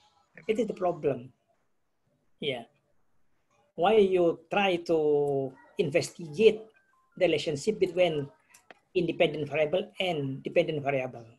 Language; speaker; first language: English; non-native, fluent; Indonesian